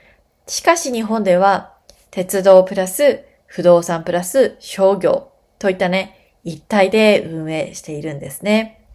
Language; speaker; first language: Japanese; native; Japanese